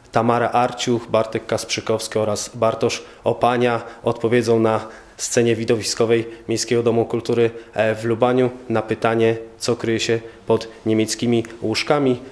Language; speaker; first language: Polish; native; Polish